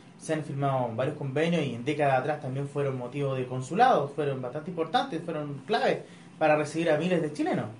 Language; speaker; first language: Spanish; native; Spanish